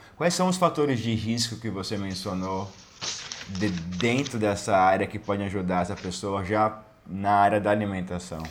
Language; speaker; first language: Portuguese; native; Portuguese